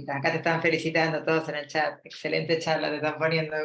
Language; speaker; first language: Spanish; native; Spanish